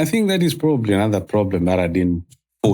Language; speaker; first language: English; non-native, local second language; Swahili